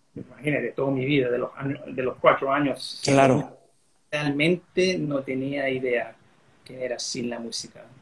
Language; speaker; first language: Spanish; early bilingual, heritage; Spanish